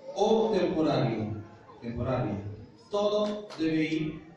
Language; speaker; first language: Spanish; non-native, learner; Haitian Creole